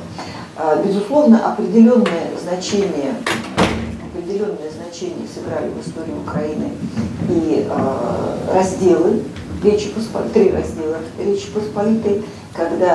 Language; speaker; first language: Russian; native; Russian